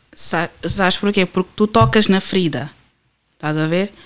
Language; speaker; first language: Portuguese; native; Portuguese